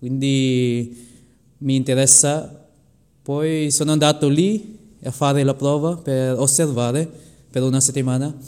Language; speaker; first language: Italian; non-native, fluent; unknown